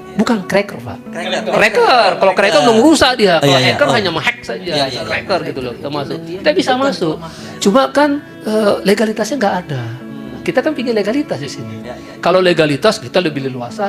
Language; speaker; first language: Indonesian; native; Indonesian